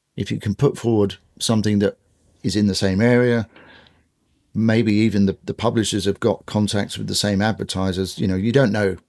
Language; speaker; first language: English; native; English